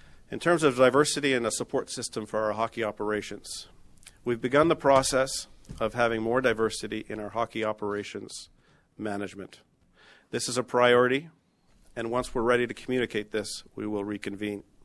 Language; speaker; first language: English; native; English